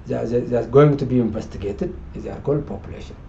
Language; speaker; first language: English; non-native, local second language; Amharic